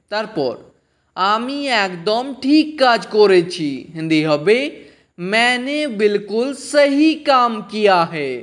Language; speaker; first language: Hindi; non-native, fluent; Bangla